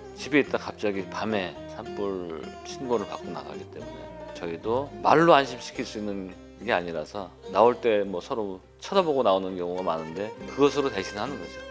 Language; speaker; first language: Korean; native; Korean